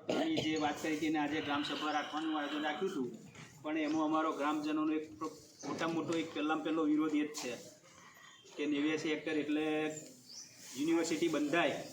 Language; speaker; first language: Gujarati; native; Gujarati